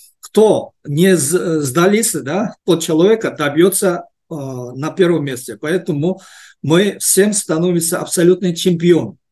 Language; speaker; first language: Russian; non-native, learner; Korean